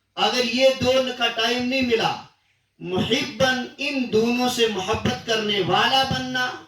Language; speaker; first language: Urdu; non-native, local second language; Kashmiri